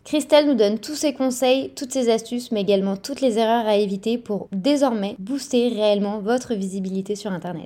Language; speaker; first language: French; native; French